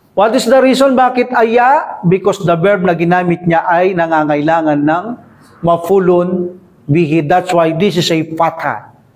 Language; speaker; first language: Filipino; native; Filipino